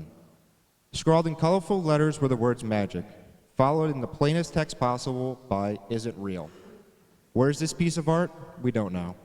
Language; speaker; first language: English; native; English